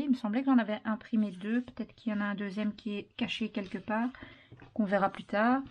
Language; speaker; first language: French; native; French